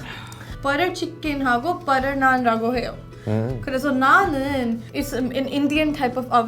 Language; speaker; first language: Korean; non-native, fluent; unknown